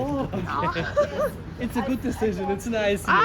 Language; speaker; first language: English; non-native, learner; German